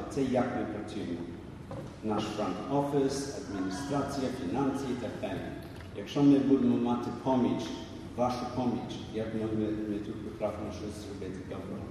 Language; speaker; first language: Ukrainian; early bilingual, other home language; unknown